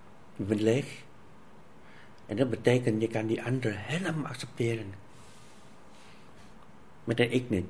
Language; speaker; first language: Dutch; non-native, fluent; Vietnamese